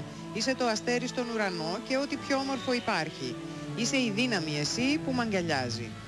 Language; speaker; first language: Greek; native; Greek